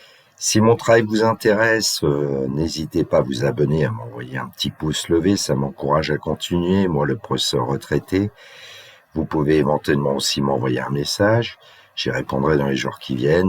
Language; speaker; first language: French; native; French